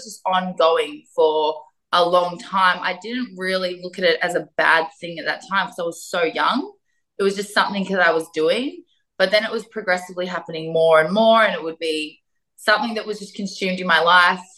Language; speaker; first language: English; native; English